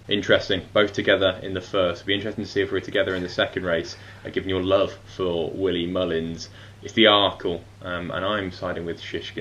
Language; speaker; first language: English; native; English